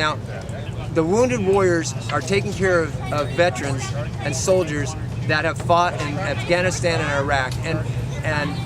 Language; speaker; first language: English; native; English